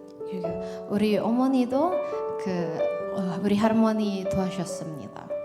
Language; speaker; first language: Korean; non-native, learner; Indonesian